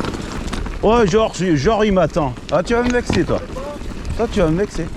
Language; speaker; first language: French; native; French